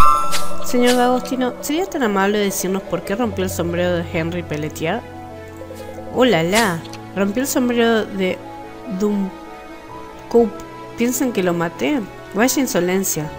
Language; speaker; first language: Spanish; native; Spanish